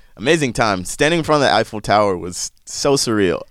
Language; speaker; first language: English; native; English